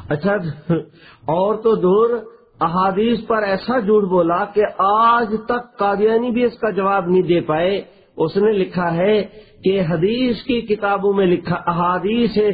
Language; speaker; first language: Urdu; non-native, local second language; Punjabi